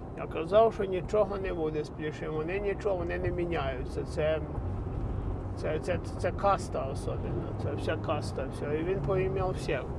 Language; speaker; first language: Ukrainian; native; Ukrainian